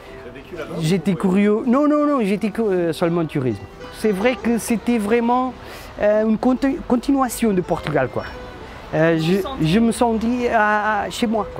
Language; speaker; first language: French; non-native, fluent; Portuguese